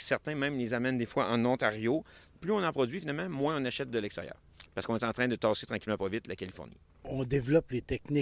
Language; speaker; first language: French; native; French